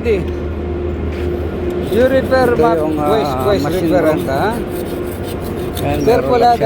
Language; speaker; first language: English; non-native, learner; Filipino